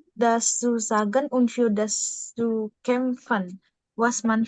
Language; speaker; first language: German; non-native, learner; Indonesian